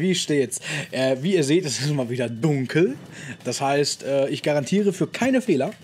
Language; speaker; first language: German; native; German